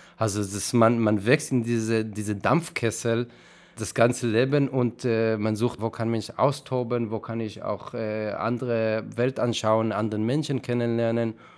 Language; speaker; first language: German; non-native, fluent; Hebrew